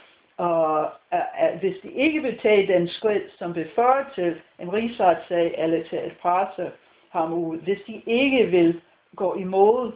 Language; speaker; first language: Danish; non-native, fluent; English